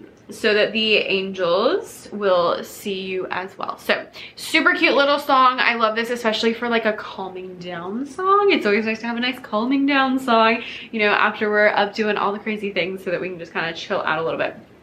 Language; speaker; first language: English; native; English